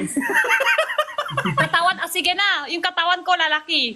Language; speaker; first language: Filipino; non-native, learner; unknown